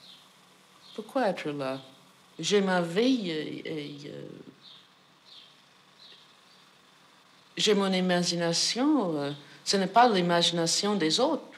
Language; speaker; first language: French; non-native, fluent; English